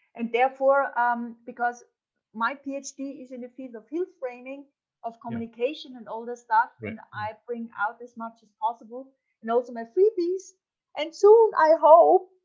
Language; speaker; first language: English; non-native, fluent; German